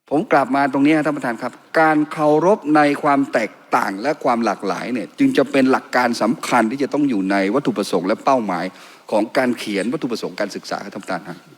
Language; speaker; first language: Thai; non-native, local second language; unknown